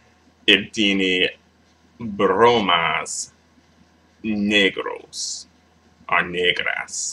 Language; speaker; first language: Spanish; non-native, learner; English